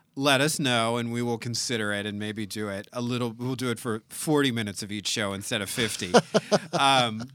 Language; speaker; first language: English; native; English